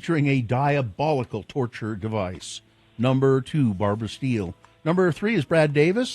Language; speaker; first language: English; native; English